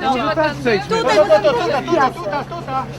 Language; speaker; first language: Polish; non-native, learner; Latvian